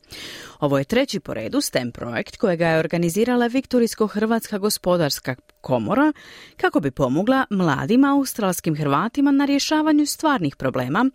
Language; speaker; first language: Serbian; native; Serbian